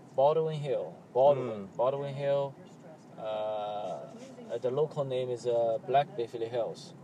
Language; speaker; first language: English; non-native, learner; Chinese